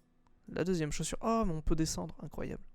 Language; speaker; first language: French; native; French